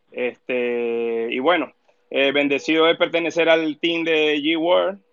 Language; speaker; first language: Spanish; native; Spanish